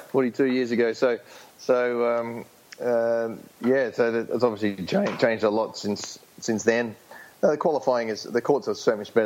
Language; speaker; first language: English; native; English